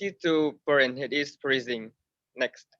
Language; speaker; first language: English; non-native, learner; Indonesian